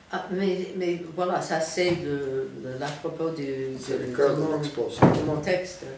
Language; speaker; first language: French; non-native, fluent; English